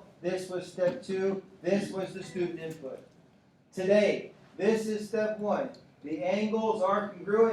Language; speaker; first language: English; native; English